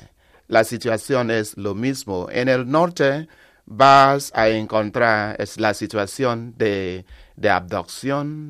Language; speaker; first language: Spanish; non-native, learner; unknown